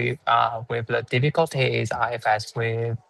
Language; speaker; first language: English; non-native, learner; Chinese